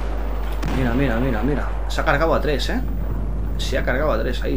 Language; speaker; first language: Spanish; native; Spanish